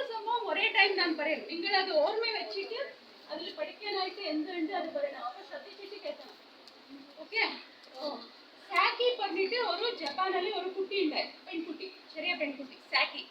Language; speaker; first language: Malayalam; non-native, learner; Kannada